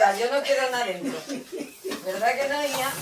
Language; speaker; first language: Spanish; native; Spanish